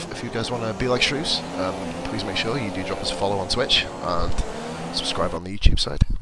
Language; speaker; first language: English; native; English